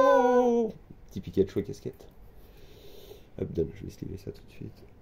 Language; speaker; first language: French; native; French